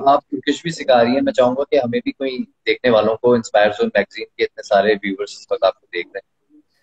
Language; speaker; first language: Urdu; native; Urdu